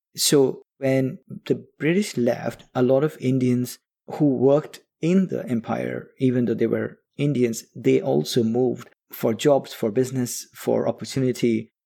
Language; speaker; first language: English; non-native, local second language; Bangla